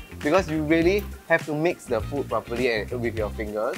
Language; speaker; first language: English; non-native, local second language; Tamil